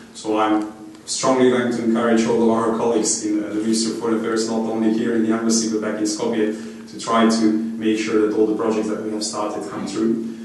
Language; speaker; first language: English; non-native, fluent; Macedonian